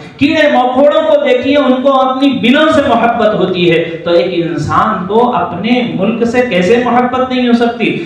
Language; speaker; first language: Urdu; native; Urdu